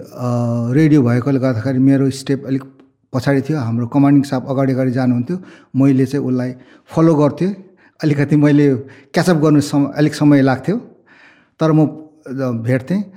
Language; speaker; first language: Nepali; native; Nepali